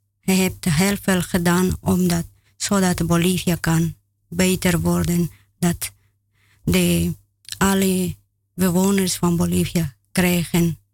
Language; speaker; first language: Dutch; non-native, learner; Spanish